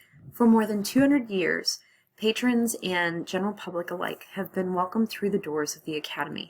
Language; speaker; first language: English; native; English